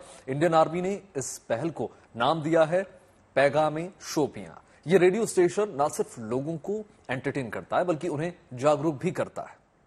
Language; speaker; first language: Hindi; native; Hindi